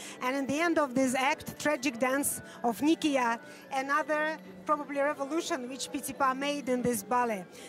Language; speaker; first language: English; non-native, fluent; Russian